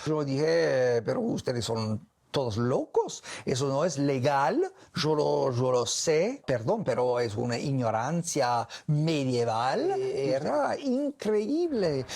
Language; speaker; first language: Spanish; non-native, learner; English